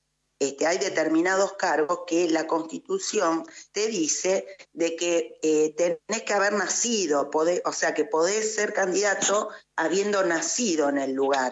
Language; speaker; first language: Spanish; native; Spanish